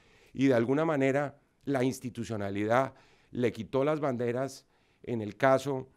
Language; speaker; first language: Spanish; native; Spanish